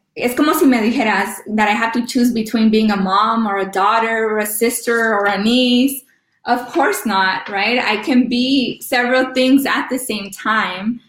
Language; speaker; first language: English; early bilingual, other home language; Spanish